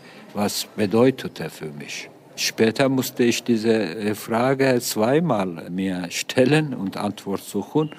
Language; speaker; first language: German; non-native, fluent; Turkish